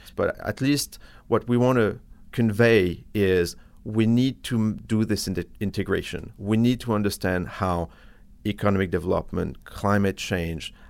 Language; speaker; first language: English; non-native, fluent; French